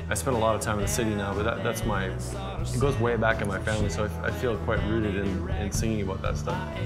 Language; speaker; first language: English; native; English